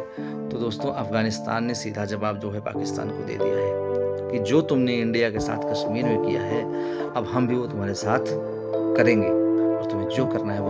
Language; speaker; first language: Hindi; native; Hindi